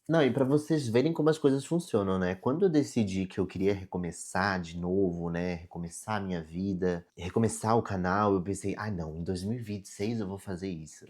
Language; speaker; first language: Portuguese; native; Portuguese